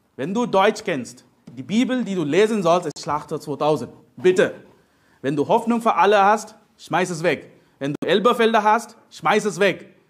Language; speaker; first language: German; non-native, fluent; Telugu